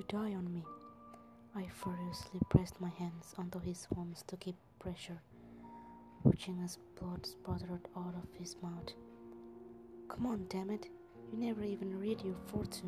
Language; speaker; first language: English; non-native, learner; Indonesian